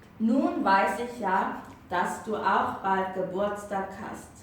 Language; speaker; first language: German; non-native, fluent; Korean